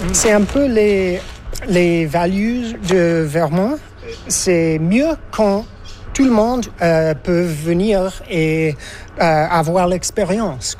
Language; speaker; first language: French; non-native, learner; English